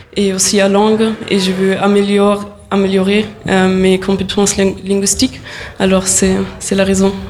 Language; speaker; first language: French; non-native, learner; German